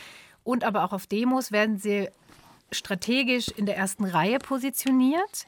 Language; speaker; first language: German; native; German